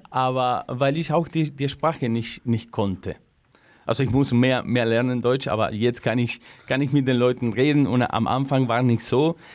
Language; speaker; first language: German; non-native, fluent; Spanish